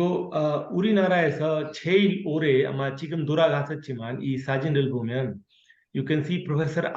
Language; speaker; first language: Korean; non-native, fluent; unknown